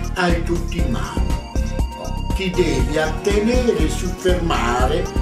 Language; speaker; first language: Italian; native; Italian